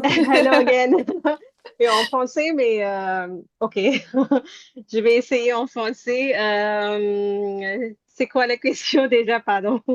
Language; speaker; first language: French; non-native, learner; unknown